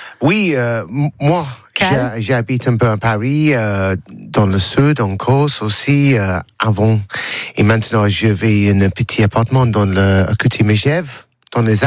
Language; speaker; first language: French; non-native, learner; English